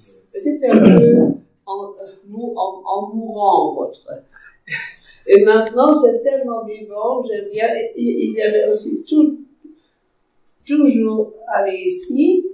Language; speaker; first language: French; non-native, fluent; German